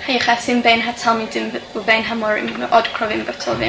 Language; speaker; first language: Hebrew; non-native, fluent; English